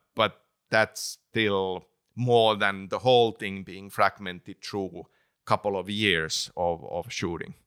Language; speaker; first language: English; non-native, fluent; Finnish